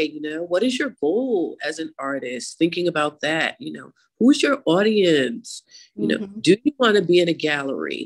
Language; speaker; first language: English; native; English